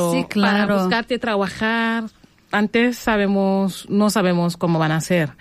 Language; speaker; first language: Spanish; non-native, learner; Arabic